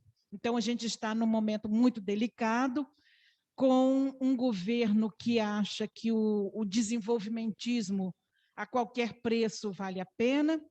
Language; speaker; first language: Portuguese; native; Portuguese